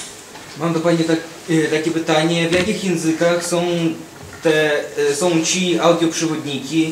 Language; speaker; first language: Polish; non-native, fluent; Russian